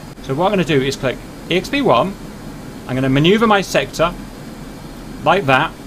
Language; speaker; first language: English; native; English